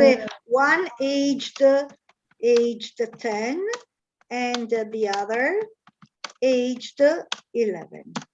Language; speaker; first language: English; non-native, fluent; Italian